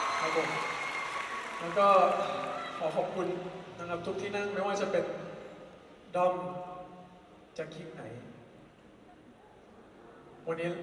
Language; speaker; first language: Thai; native; Thai